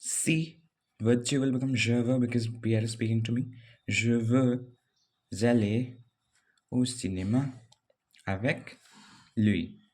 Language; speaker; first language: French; non-native, fluent; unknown